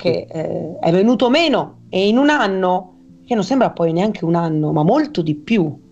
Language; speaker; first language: Italian; native; Italian